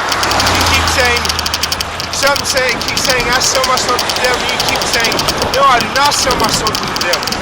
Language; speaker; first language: English; native; English